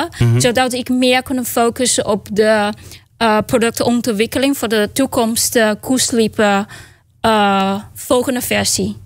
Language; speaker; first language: Dutch; non-native, fluent; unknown